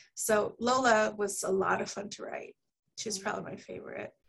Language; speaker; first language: English; early bilingual, other home language; Spanish